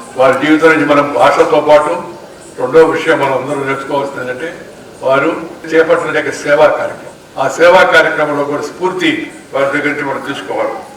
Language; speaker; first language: Telugu; native; Telugu